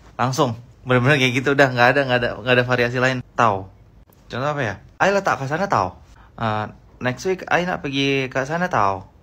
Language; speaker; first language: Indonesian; native; Indonesian